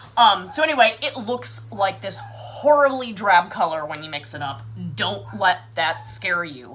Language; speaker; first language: English; native; English